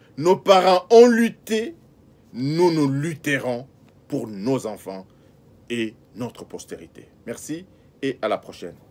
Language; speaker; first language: French; non-native, local second language; Lingala